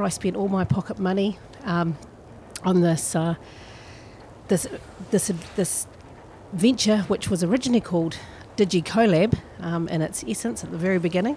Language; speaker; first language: English; native; English